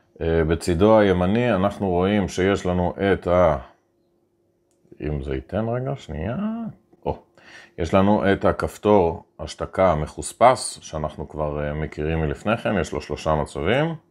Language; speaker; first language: Hebrew; native; Hebrew